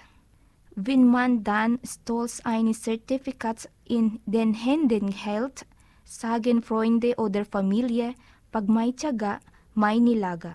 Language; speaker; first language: German; non-native, learner; Filipino